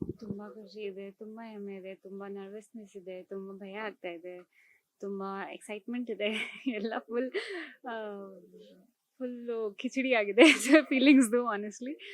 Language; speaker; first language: Kannada; non-native, local second language; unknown